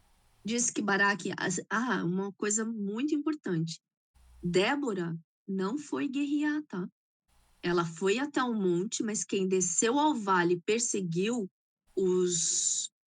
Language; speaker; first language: Portuguese; native; Portuguese